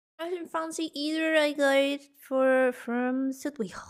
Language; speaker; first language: English; non-native, learner; Spanish